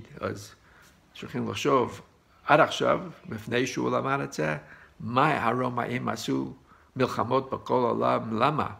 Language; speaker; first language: Hebrew; non-native, fluent; English